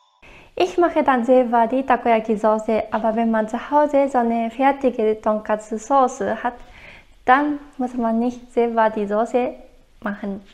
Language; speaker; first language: German; non-native, fluent; Japanese